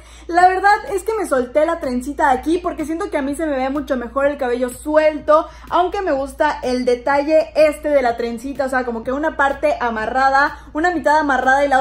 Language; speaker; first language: Spanish; native; Spanish